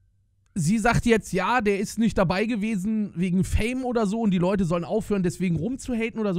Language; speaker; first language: German; native; German